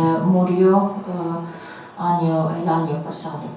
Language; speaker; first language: Spanish; non-native, fluent; Latvian